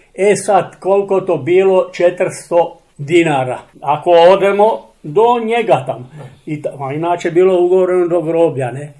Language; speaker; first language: Serbian; non-native, local second language; Czech